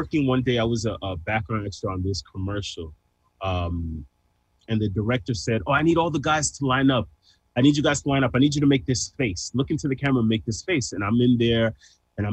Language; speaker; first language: English; early bilingual, other home language; Spanish